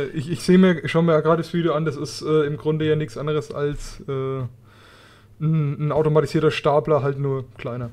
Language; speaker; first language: German; native; German